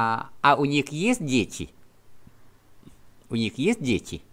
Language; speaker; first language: Russian; non-native, fluent; Vietnamese